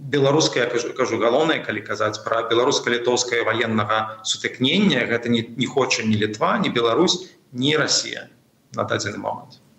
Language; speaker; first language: Belarusian; non-native, local second language; Russian